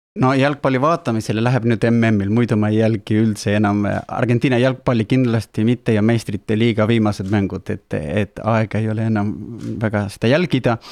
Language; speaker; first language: Estonian; non-native, fluent; Spanish